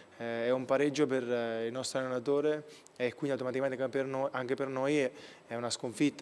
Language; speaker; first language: Italian; native; Italian